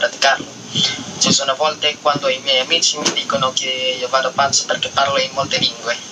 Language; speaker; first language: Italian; non-native, learner; Filipino